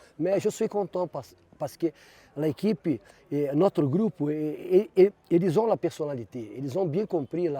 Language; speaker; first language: French; non-native, fluent; Portuguese